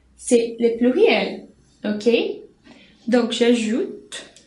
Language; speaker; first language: French; non-native, fluent; Portuguese